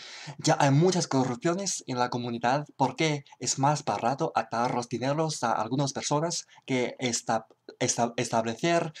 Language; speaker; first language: Spanish; non-native, learner; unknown